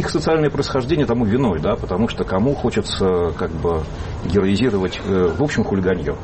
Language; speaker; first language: Russian; native; Russian